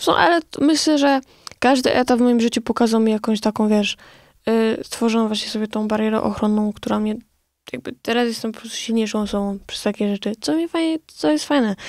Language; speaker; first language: Polish; early bilingual, other home language; Romany